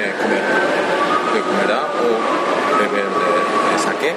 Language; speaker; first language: Spanish; non-native, learner; Japanese